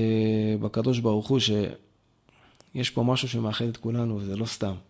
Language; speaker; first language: Hebrew; native; Hebrew